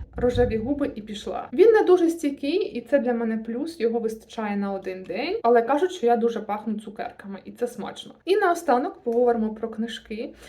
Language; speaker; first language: Ukrainian; non-native, local second language; Russian